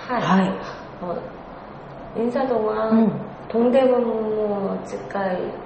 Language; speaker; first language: Japanese; non-native, learner; Korean